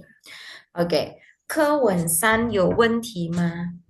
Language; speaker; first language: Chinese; non-native, fluent; Indonesian